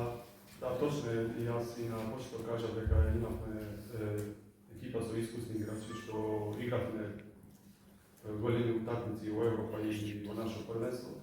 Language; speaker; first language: Macedonian; non-native, local second language; Albanian